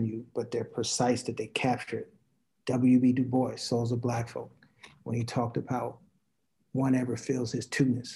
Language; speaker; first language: English; native; English